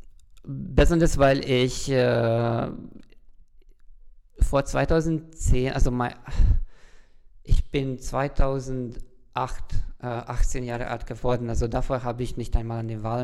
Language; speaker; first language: German; non-native, fluent; Hungarian